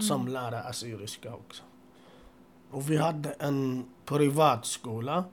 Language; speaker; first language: Swedish; non-native, learner; Assyrian Neo-Aramaic